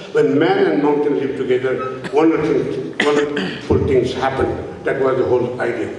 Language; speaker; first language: English; non-native, local second language; Nepali